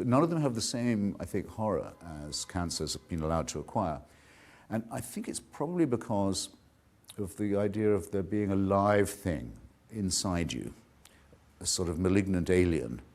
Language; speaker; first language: English; native; English